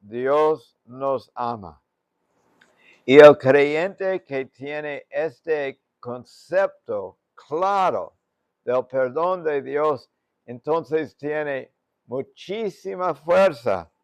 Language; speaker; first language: Spanish; non-native, fluent; English